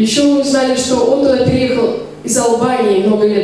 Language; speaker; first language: Russian; native; Russian